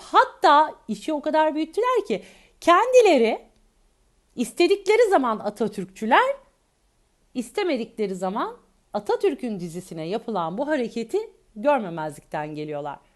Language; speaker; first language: Turkish; native; Turkish